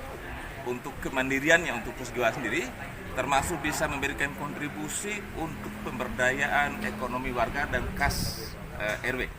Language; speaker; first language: Indonesian; native; Indonesian